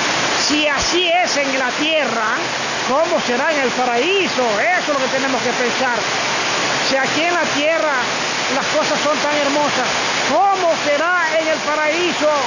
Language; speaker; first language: Spanish; native; Spanish